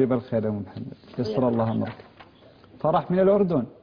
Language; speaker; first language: Arabic; native; Arabic